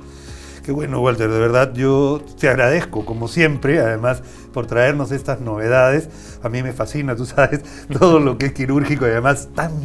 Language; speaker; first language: Spanish; native; Spanish